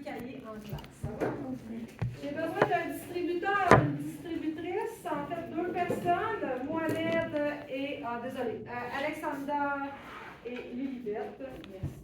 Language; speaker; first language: French; non-native, fluent; Spanish